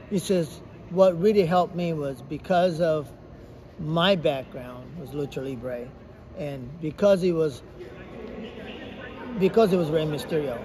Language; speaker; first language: English; non-native, fluent; Japanese